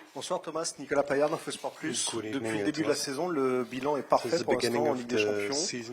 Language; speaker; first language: French; native; French